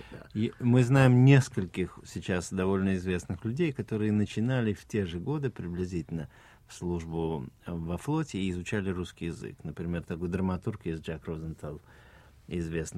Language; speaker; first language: Russian; native; Russian